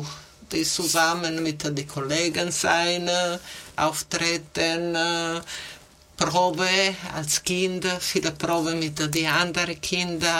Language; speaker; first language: German; non-native, learner; Italian